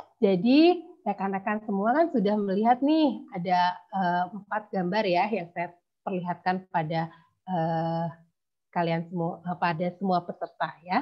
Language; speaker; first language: Indonesian; native; Indonesian